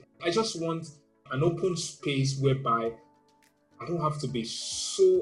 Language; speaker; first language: English; non-native, local second language; Yoruba